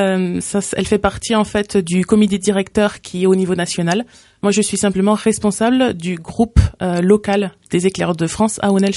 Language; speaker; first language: French; native; French